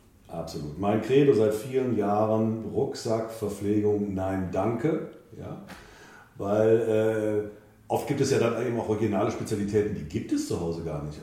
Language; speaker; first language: German; native; German